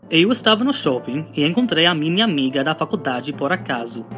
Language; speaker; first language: Portuguese; non-native, fluent; English